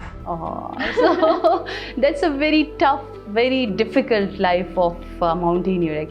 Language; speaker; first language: English; non-native, fluent; Urdu